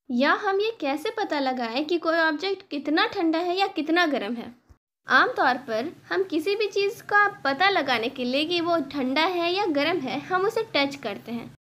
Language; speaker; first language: Hindi; native; Hindi